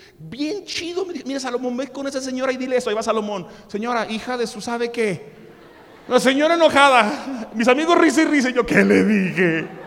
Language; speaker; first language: Spanish; early bilingual, other home language; English